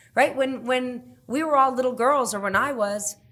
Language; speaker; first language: English; native; English